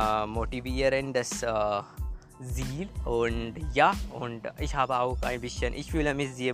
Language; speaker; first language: German; non-native, learner; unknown